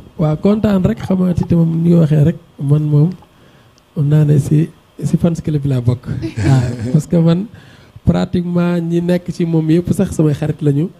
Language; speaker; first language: Wolof; non-native, local second language; Fula